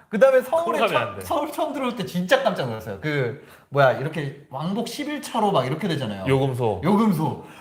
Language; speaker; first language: Korean; native; Korean